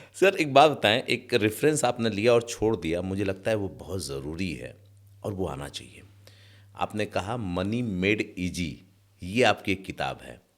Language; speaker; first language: Hindi; native; Hindi